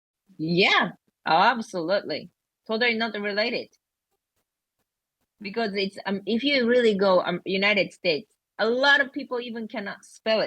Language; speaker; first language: English; non-native, learner; Japanese